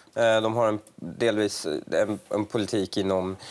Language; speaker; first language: Swedish; early bilingual, other home language; Persian